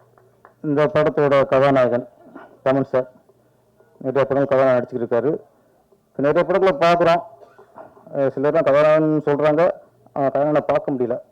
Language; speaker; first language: Tamil; native; Tamil